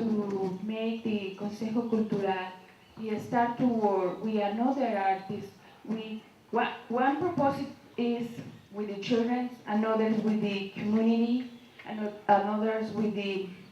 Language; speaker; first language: English; non-native, learner; Spanish